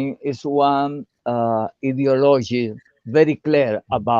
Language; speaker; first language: English; non-native, learner; Portuguese